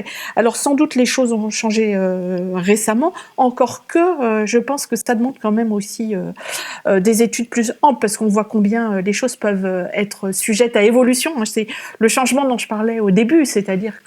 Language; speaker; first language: French; native; French